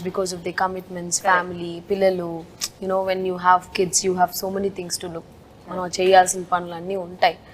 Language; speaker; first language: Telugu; non-native, local second language; Tamil